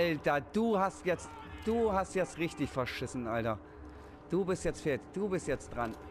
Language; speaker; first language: German; native; German